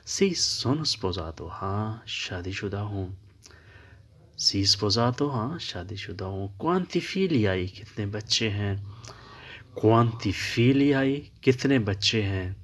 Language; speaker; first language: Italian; non-native, fluent; Urdu